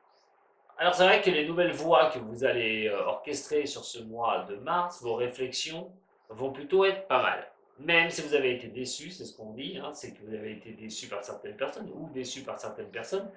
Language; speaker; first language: French; native; French